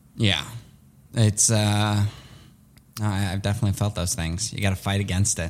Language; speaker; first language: English; early bilingual, other home language; Russian